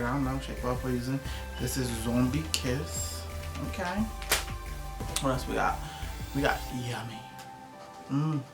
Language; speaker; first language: English; native; English